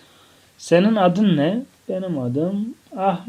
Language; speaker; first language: Turkish; non-native, fluent; Tajik